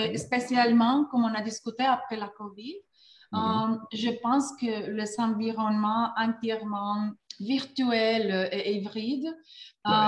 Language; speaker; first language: French; non-native, fluent; Spanish